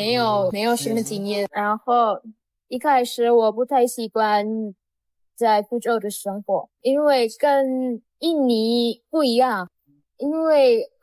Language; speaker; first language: Chinese; non-native, learner; Indonesian